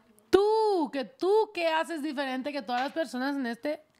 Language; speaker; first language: Spanish; early bilingual, heritage; Spanish